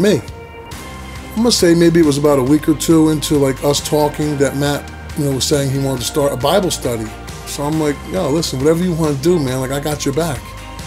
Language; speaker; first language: English; native; English